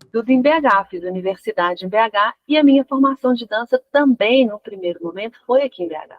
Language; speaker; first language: Portuguese; early bilingual, other home language; Spanish